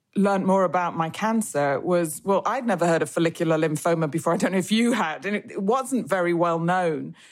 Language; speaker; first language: English; native; English